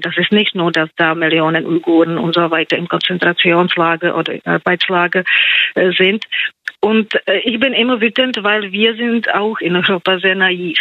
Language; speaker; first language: German; non-native, fluent; Czech